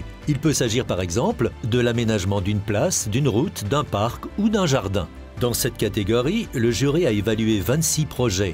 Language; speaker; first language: French; native; French